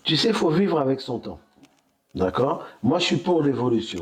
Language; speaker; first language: French; native; French